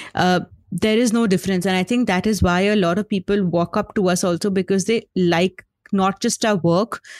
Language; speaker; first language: English; non-native, local second language; Hindi